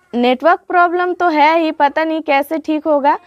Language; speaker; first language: Hindi; native; Hindi